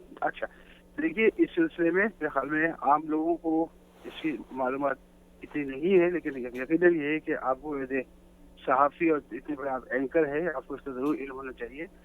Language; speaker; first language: Urdu; native; Urdu